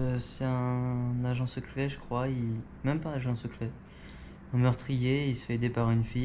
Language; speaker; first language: French; native; French